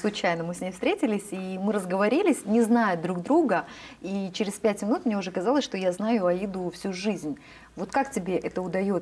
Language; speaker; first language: Russian; native; Russian